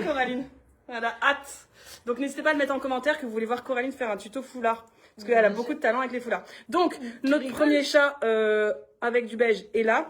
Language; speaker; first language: French; native; French